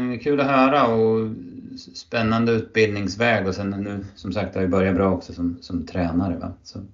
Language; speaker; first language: Swedish; native; Swedish